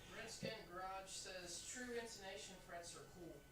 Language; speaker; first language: English; native; English